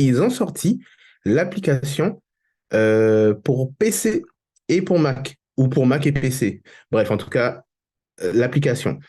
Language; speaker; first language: French; native; French